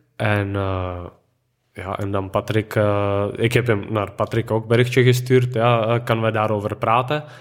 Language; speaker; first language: Dutch; non-native, fluent; Czech